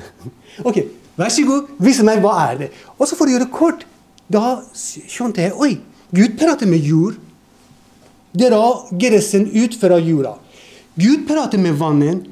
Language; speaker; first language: Norwegian; non-native, fluent; Persian